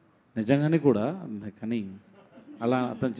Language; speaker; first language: Telugu; non-native, learner; Tamil